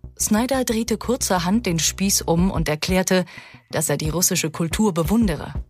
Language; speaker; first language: German; native; German